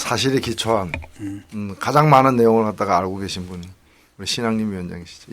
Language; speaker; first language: Korean; native; Korean